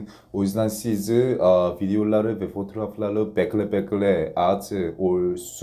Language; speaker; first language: Turkish; non-native, learner; Korean